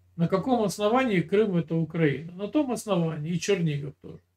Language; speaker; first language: Russian; native; Russian